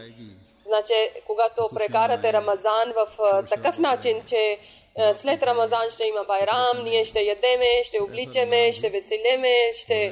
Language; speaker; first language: Bulgarian; non-native, local second language; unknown